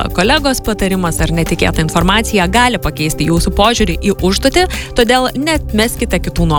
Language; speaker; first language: Lithuanian; native; Lithuanian